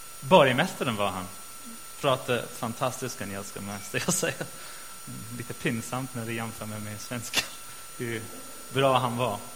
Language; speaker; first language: Swedish; non-native, fluent; English